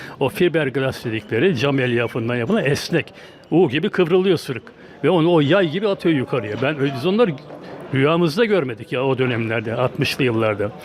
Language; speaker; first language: Turkish; native; Turkish